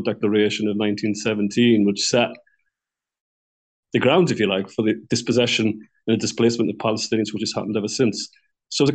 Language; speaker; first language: English; native; English